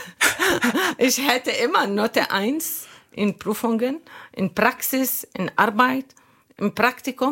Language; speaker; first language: German; non-native, learner; Arabic